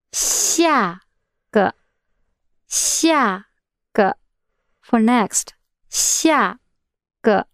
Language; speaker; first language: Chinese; non-native, learner; English